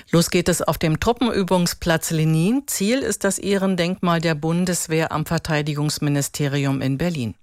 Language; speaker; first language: German; native; German